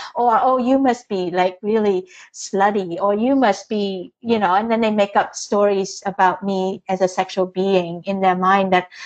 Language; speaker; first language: English; early bilingual, other home language; Vietnamese